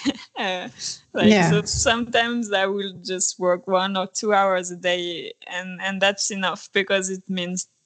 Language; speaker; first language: English; non-native, fluent; French